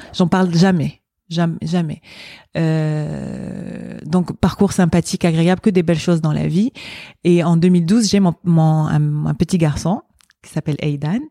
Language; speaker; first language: French; non-native, local second language; Arabic